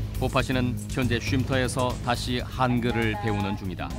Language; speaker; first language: Korean; native; Korean